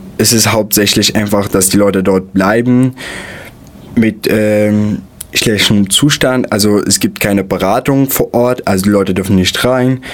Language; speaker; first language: German; non-native, fluent; Arabic